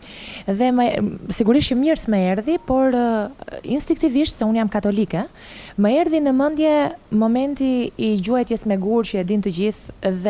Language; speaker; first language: Albanian; native; Albanian